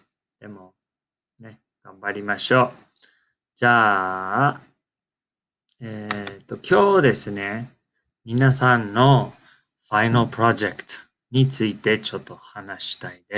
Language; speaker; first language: Japanese; non-native, fluent; English